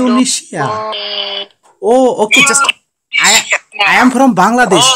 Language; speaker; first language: English; non-native, learner; Bangla